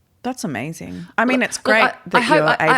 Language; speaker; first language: English; native; English